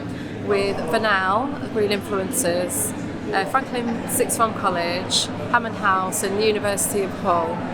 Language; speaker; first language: English; native; English